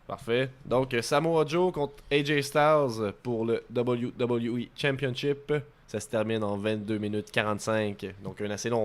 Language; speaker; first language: French; native; French